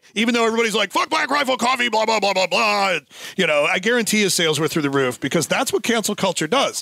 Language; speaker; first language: English; native; English